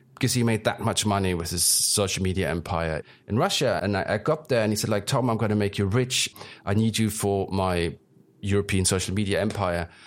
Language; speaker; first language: English; early bilingual, other home language; German